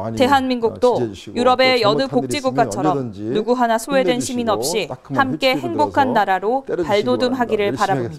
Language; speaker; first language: Korean; native; Korean